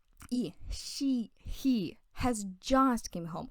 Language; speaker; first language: English; non-native, fluent; Ukrainian